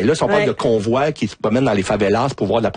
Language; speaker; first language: French; native; French